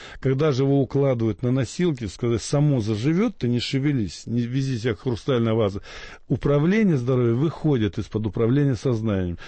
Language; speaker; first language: Russian; native; Russian